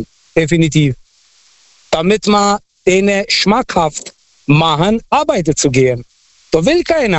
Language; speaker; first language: German; non-native, local second language; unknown